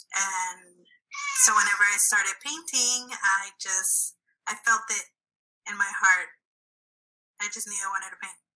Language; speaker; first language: English; early bilingual, other home language; Spanish